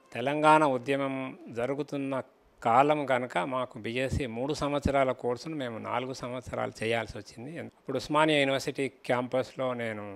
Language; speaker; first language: Telugu; native; Telugu